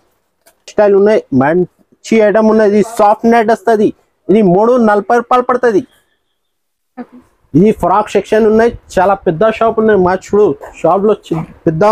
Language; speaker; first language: Telugu; non-native, local second language; Urdu